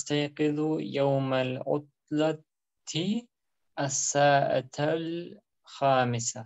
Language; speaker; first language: Arabic; non-native, learner; German